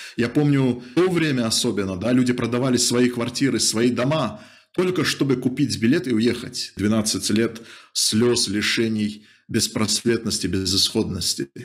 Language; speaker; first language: Russian; native; Russian